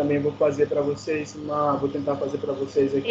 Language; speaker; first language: Portuguese; native; Portuguese